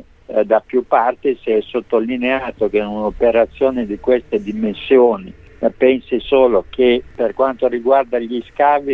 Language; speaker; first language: Italian; native; Italian